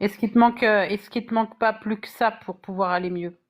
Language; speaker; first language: French; native; French